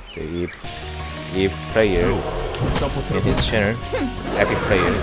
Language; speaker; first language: English; non-native, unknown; Korean